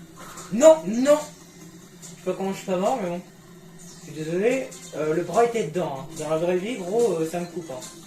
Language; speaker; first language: French; native; French